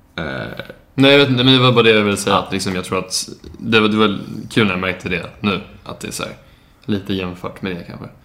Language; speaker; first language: Swedish; native; Swedish